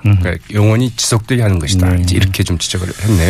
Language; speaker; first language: Korean; native; Korean